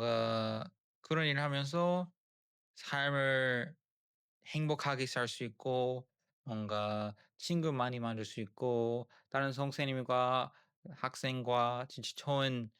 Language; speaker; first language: Korean; non-native, learner; English